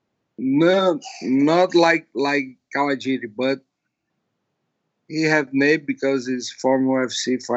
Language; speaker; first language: English; non-native, learner; Portuguese